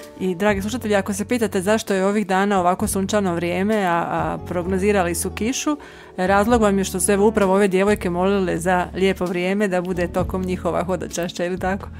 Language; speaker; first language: Croatian; native; Croatian